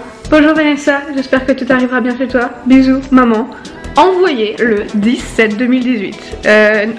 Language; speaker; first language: French; native; French